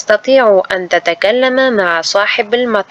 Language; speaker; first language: Arabic; non-native, fluent; Uzbek